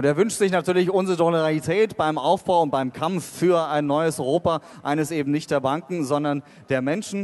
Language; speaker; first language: German; native; German